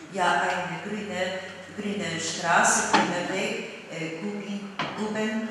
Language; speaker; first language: German; non-native, fluent; Polish